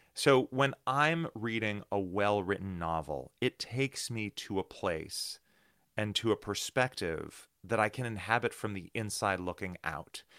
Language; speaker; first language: English; native; English